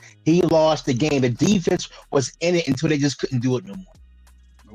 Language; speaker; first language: English; native; English